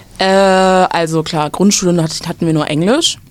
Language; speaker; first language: German; native; German